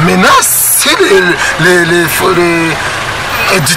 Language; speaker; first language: French; non-native, learner; Rundi